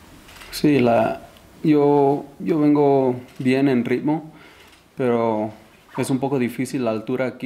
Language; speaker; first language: Spanish; early bilingual, heritage; Spanish